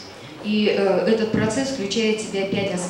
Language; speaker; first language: Russian; native; Russian